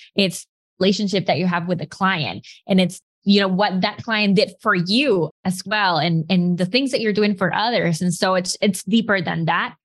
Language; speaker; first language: English; non-native, fluent; Spanish